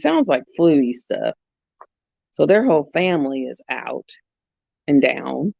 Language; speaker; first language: English; native; English